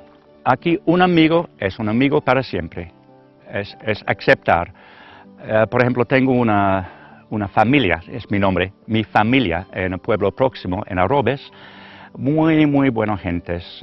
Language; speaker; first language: Spanish; non-native, learner; English